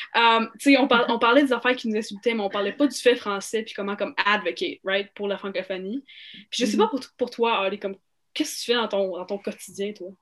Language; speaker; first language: French; native; French